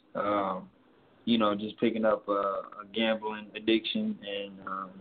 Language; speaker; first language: English; native; English